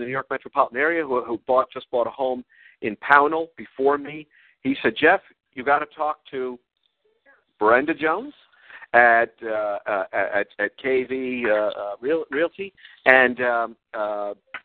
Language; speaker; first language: English; native; English